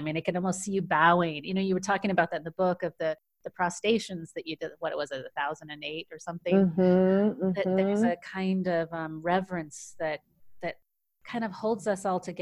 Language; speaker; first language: English; native; English